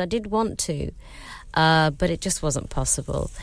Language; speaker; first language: English; early bilingual, other home language; Urdu